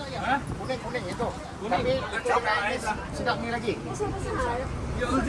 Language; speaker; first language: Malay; non-native, local second language; Chinese